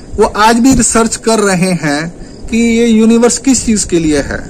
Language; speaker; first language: Hindi; non-native, local second language; Marathi